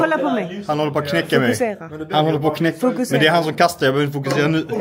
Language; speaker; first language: Swedish; native; Swedish